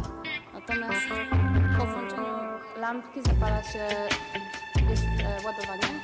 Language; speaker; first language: Polish; native; Polish